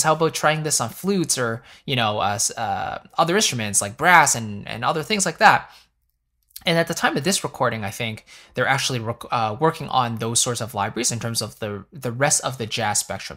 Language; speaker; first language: English; native; English